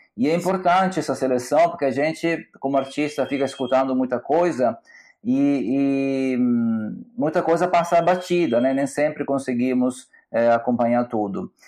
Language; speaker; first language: Portuguese; non-native, fluent; Italian